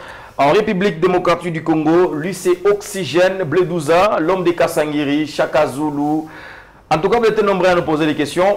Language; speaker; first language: French; non-native, local second language; Swahili